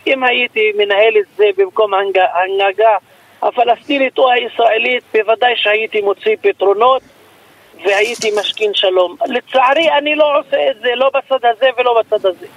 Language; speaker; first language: Hebrew; non-native, local second language; Arabic